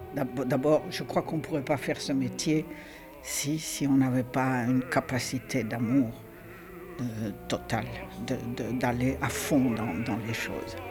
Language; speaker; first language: French; native; French